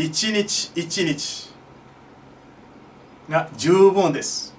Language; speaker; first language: Japanese; non-native, fluent; French